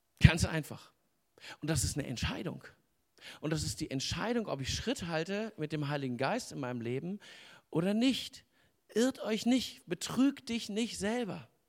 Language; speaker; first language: German; native; German